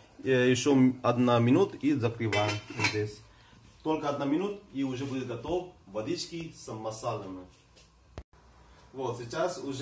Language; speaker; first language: Russian; non-native, fluent; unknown